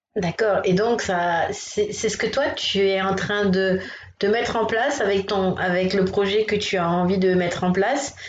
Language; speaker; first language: French; native; French